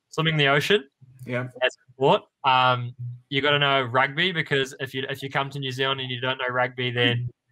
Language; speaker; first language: English; native; English